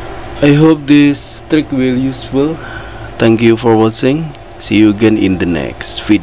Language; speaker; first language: English; non-native, learner; Indonesian